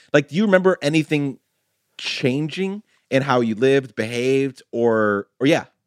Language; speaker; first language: English; native; English